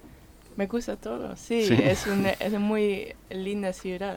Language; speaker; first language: Spanish; non-native, learner; Dutch